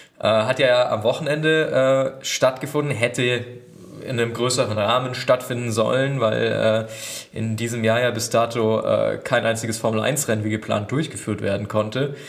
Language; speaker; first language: German; native; German